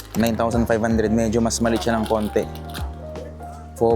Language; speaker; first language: Filipino; native; Filipino